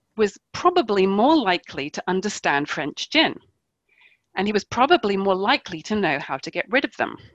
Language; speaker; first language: English; native; English